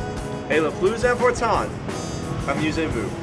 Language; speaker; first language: French; non-native, learner; English